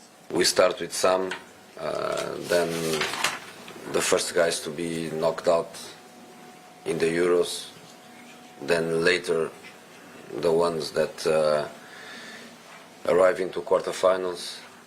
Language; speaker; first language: English; non-native, fluent; Portuguese